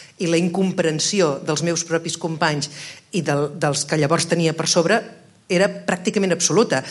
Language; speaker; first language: Catalan; native; Catalan